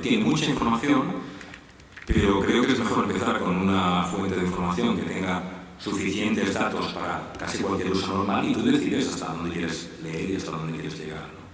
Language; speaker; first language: Spanish; native; Spanish